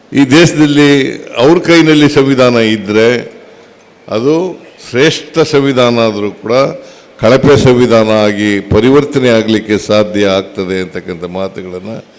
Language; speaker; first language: Kannada; native; Kannada